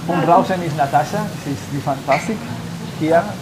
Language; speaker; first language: German; non-native, learner; Spanish